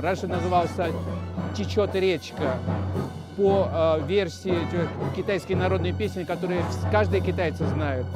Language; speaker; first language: Russian; non-native, learner; Chinese